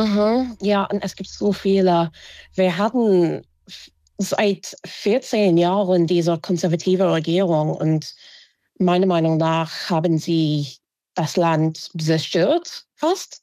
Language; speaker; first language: German; non-native, fluent; English